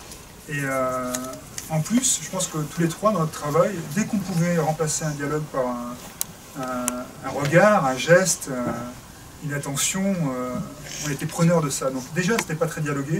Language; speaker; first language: French; native; French